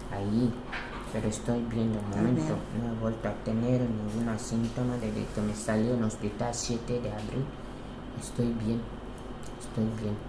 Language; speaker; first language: Spanish; non-native, local second language; Fang